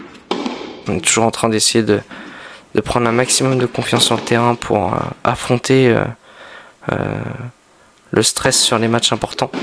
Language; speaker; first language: French; native; French